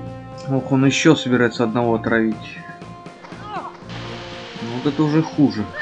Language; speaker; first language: Russian; native; Russian